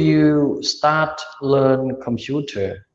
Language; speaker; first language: English; non-native, learner; Khmer